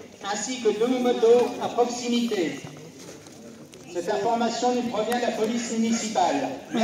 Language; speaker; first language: French; native; French